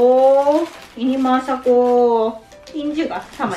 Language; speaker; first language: Indonesian; non-native, learner; Japanese